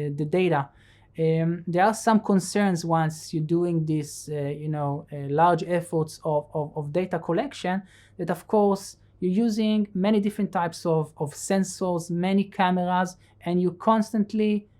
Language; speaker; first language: English; non-native, fluent; Hebrew